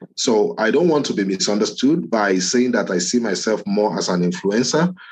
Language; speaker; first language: English; non-native, local second language; Yoruba